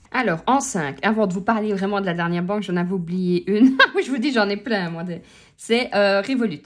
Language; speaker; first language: French; native; French